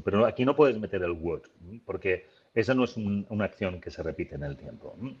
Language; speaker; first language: Spanish; native; Spanish